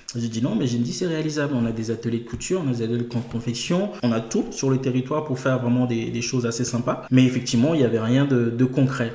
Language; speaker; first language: French; non-native, local second language; Ewe